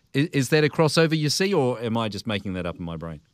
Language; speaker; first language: English; native; English